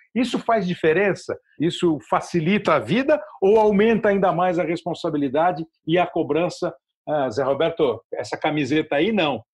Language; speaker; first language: Portuguese; native; Portuguese